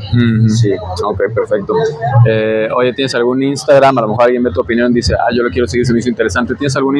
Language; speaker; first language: Spanish; native; Spanish